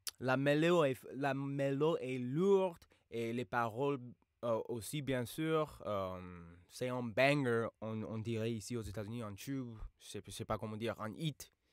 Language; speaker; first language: French; non-native, fluent; English